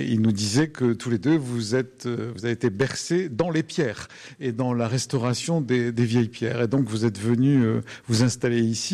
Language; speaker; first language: French; native; French